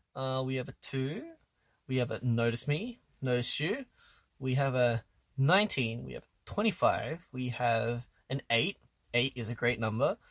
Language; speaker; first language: English; early bilingual, other home language; Korean